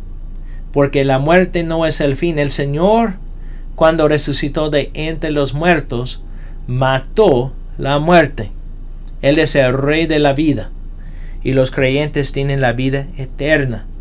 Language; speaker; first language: Spanish; non-native, fluent; English